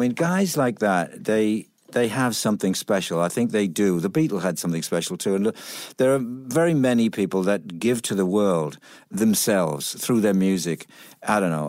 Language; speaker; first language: English; native; English